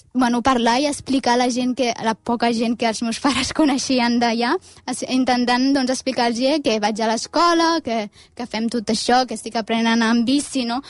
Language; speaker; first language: Catalan; early bilingual, other home language; Amharic